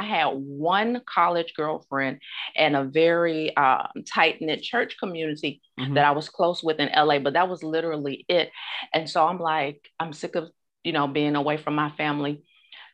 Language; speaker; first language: English; native; English